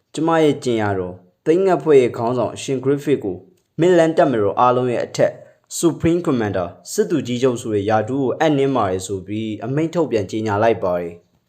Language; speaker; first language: Burmese; native; Burmese